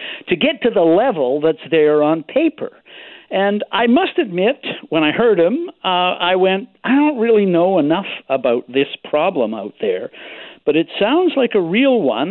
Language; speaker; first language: English; native; English